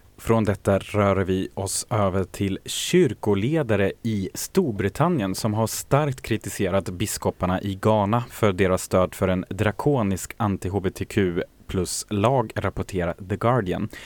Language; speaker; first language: Swedish; native; Swedish